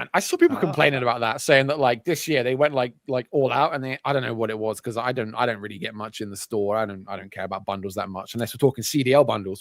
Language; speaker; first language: English; native; English